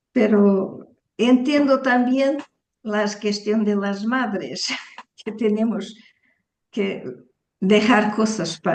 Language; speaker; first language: Spanish; early bilingual, heritage; Portuguese